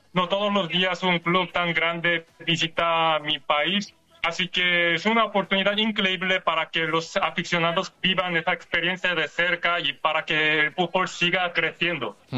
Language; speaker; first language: Spanish; non-native, learner; Korean